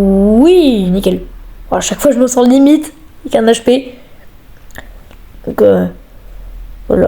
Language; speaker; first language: French; native; French